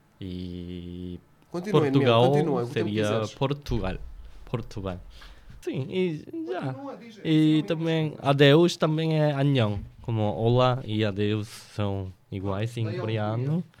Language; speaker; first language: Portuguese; non-native, fluent; Korean